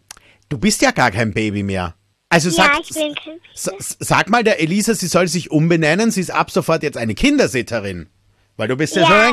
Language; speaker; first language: German; native; German